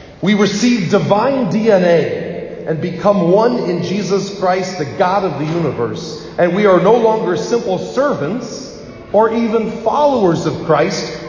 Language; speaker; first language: English; native; English